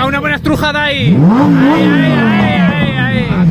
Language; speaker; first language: Spanish; native; Spanish